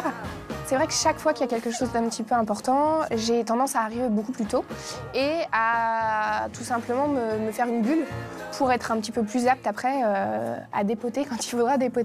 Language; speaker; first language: French; native; French